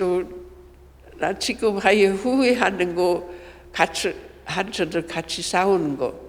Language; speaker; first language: Korean; non-native, fluent; German